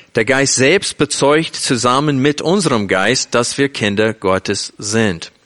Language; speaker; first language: German; non-native, fluent; English